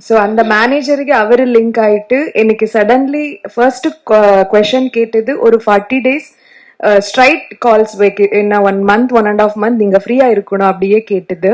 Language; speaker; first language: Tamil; non-native, learner; Kannada